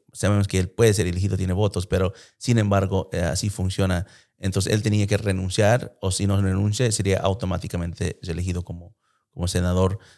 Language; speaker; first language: Spanish; early bilingual, heritage; Spanish